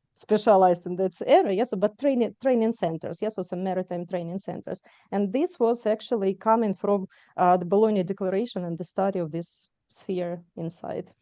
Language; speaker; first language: English; non-native, fluent; Ukrainian